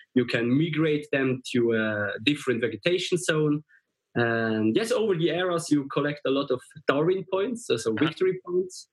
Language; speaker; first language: English; non-native, fluent; German